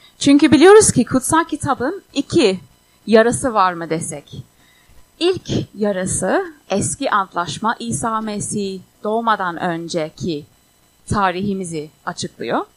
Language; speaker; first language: Turkish; non-native, fluent; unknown